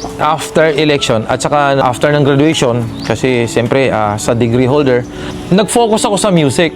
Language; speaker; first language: Filipino; non-native, local second language; Maguindanaon